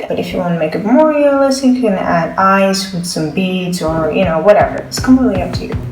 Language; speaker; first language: English; non-native, fluent; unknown